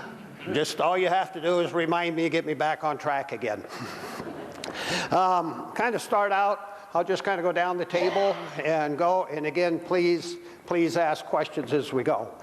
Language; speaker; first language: English; native; English